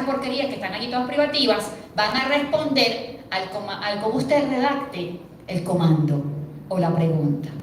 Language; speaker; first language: Spanish; native; Spanish